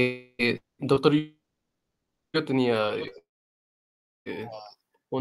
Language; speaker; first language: Spanish; native; Spanish